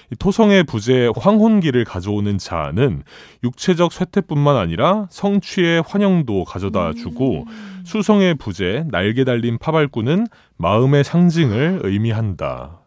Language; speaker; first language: Korean; native; Korean